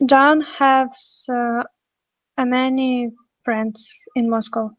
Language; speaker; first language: English; non-native, learner; Russian